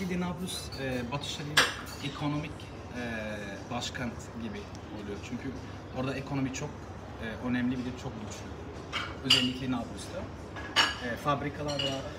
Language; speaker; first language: Turkish; non-native, learner; Arabic